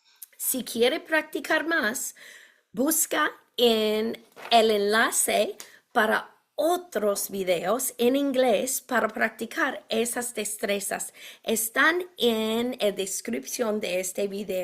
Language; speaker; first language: Spanish; non-native, fluent; English